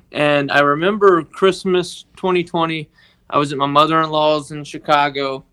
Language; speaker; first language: English; native; English